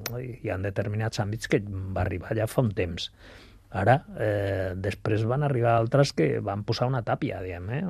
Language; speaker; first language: Catalan; non-native, local second language; Spanish